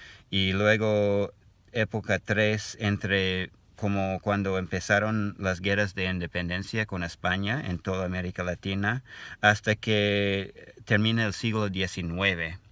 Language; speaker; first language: Spanish; non-native, learner; English